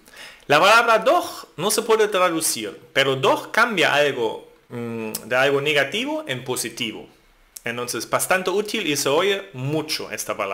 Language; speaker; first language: Spanish; non-native, fluent; German